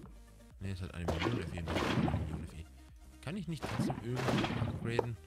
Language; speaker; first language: German; native; German